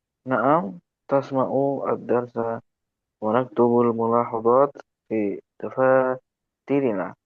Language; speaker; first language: Arabic; non-native, learner; Indonesian